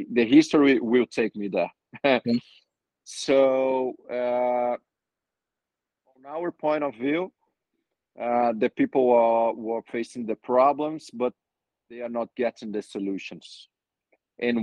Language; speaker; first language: English; non-native, fluent; Portuguese